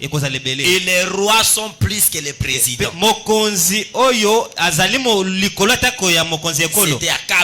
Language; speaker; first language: Haitian Creole; non-native, local second language; Lingala